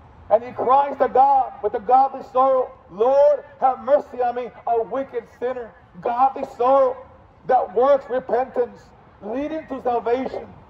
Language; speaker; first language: English; native; English